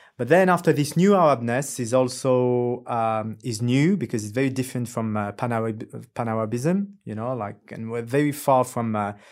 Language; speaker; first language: English; non-native, fluent; French